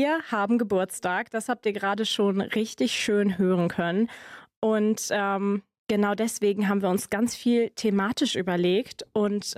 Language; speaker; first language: German; native; German